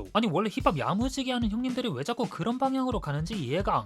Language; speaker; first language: Korean; native; Korean